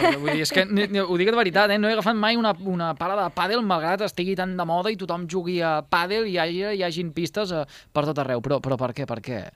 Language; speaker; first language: Catalan; native; Catalan